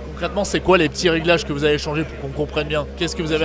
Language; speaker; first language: French; native; French